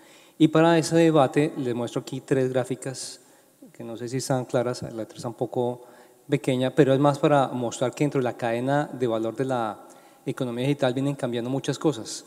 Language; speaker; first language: Spanish; native; Spanish